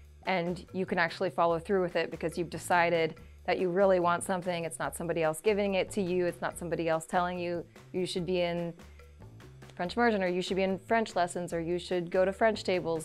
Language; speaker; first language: English; native; English